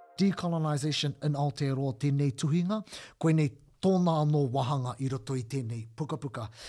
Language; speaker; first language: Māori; non-native, local second language; English